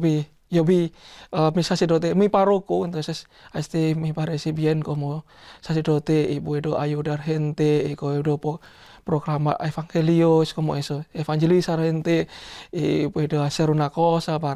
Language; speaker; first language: Spanish; non-native, learner; Indonesian